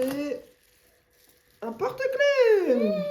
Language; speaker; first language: French; native; French